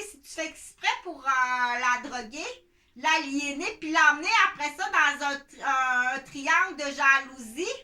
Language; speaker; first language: French; native; French